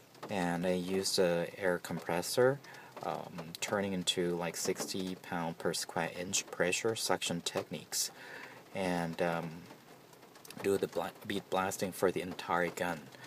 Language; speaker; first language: English; non-native, fluent; Thai